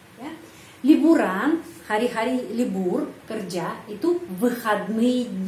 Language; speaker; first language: Indonesian; non-native, fluent; Russian